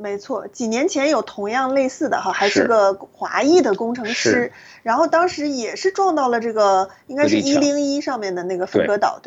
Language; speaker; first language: Chinese; native; Chinese